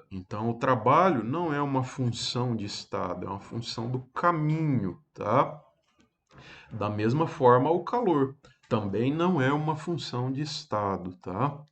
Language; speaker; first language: Portuguese; native; Portuguese